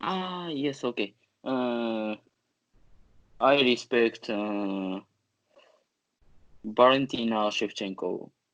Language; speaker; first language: English; non-native, learner; Japanese